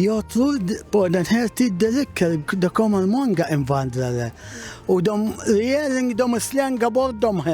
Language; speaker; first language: Swedish; non-native, learner; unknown